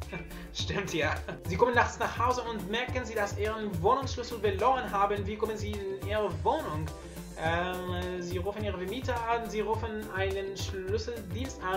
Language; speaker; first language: German; non-native, learner; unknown